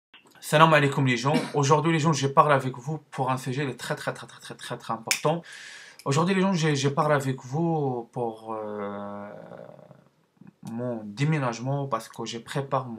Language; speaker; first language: French; non-native, learner; Arabic